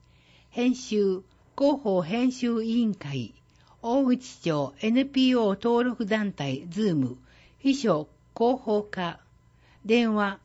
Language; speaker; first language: Japanese; native; Japanese